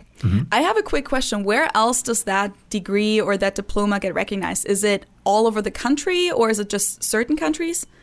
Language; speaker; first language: English; non-native, fluent; German